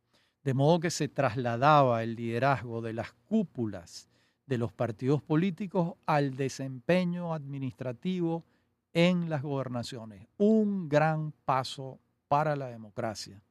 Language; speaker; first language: Spanish; native; Spanish